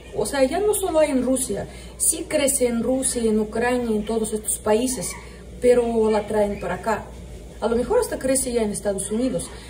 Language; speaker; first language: Spanish; non-native, fluent; Russian